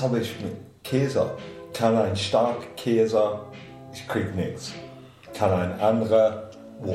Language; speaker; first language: German; non-native, fluent; English